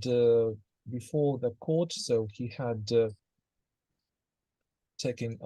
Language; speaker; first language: English; non-native, fluent; Russian